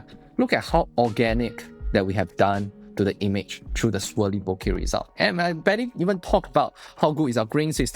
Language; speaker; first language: English; non-native, fluent; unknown